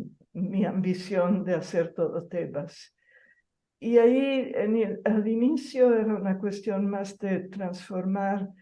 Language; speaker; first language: Spanish; non-native, fluent; Italian